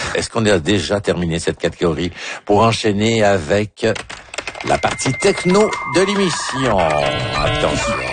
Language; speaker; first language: French; native; French